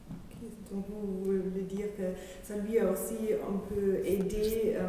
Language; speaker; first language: French; non-native, fluent; German